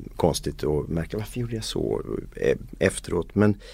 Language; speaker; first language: Swedish; native; Swedish